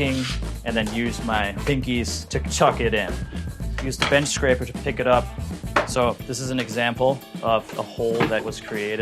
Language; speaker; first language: English; native; English